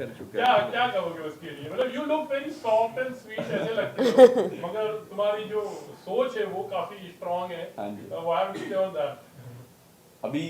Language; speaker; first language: Hindi; native; Hindi